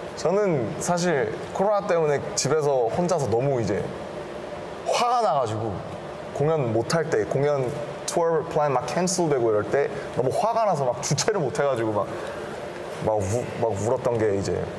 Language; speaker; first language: Korean; native; Korean